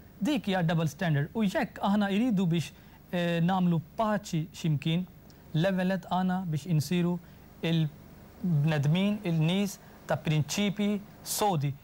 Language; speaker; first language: Maltese; non-native, fluent; Urdu